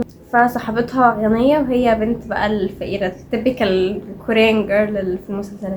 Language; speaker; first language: Arabic; native; Arabic